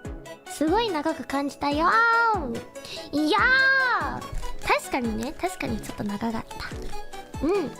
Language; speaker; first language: Japanese; non-native, learner; English